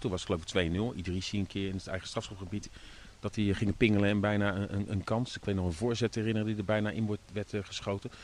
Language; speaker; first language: Dutch; native; Dutch